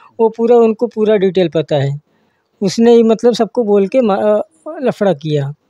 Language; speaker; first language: Hindi; native; Hindi